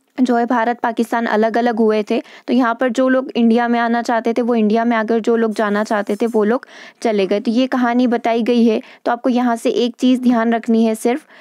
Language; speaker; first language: Hindi; native; Hindi